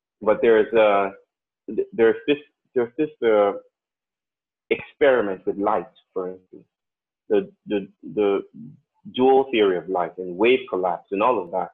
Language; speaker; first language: English; non-native, local second language; Yoruba